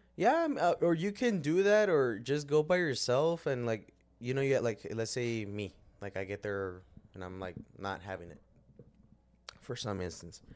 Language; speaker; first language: English; early bilingual, other home language; Spanish